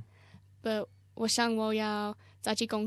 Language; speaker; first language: Chinese; non-native, learner; English